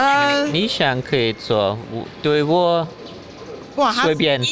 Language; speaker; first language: Chinese; non-native, learner; German